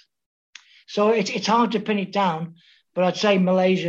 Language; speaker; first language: English; native; English